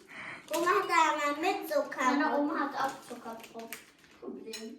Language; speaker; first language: German; early bilingual, other home language; Marathi